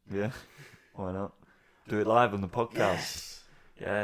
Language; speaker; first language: English; native; English